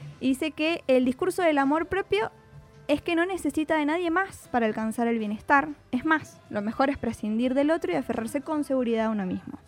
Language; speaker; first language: Spanish; native; Spanish